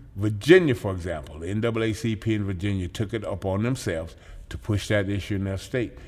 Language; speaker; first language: English; native; English